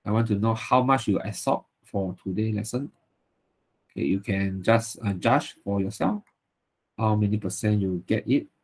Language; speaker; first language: English; non-native, local second language; Chinese